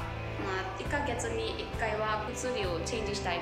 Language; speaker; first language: Japanese; non-native, fluent; Burmese